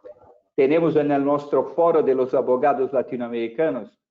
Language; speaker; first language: Spanish; non-native, fluent; Portuguese